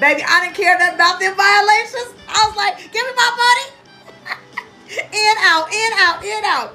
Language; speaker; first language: English; native; English